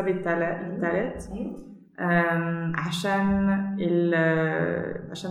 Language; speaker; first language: Arabic; non-native, learner; German